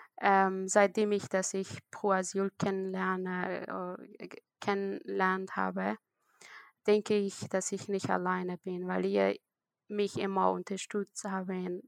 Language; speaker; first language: German; non-native, learner; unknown